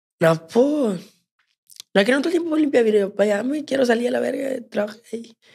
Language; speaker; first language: Spanish; native; Spanish